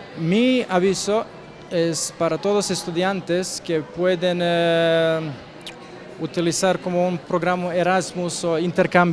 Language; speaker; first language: Spanish; non-native, fluent; Croatian